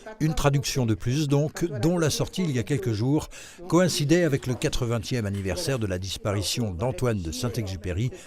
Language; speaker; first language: French; native; French